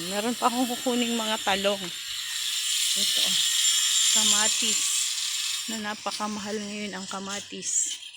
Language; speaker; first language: Filipino; non-native, local second language; Bikol